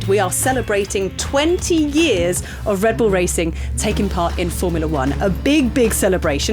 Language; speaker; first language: English; native; English